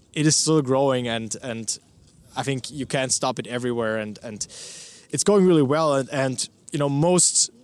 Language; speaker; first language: English; non-native, fluent; German